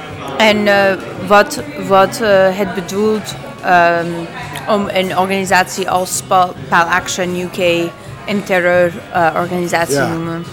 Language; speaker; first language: Dutch; non-native, learner; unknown